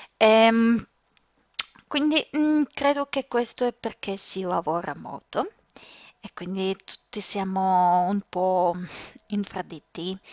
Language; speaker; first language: Italian; non-native, fluent; Serbian